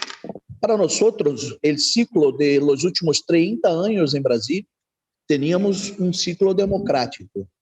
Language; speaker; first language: Spanish; non-native, learner; Portuguese